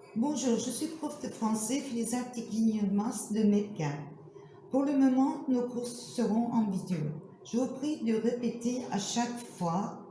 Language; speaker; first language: French; non-native, fluent; Turkish